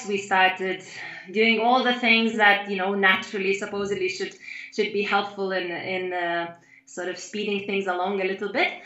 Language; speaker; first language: English; non-native, fluent; Lithuanian